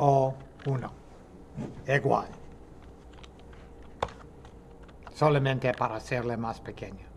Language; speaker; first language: Spanish; non-native, fluent; English